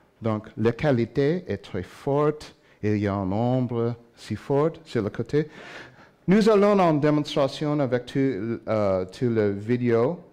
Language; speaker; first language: French; non-native, learner; English